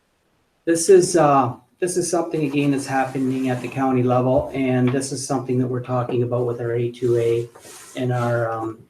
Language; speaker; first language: English; native; English